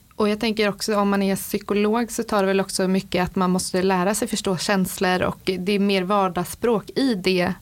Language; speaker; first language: Swedish; native; Swedish